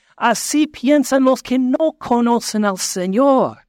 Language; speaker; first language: Spanish; non-native, fluent; English